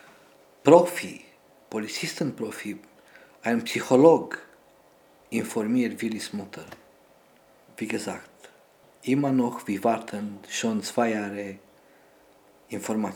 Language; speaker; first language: German; non-native, learner; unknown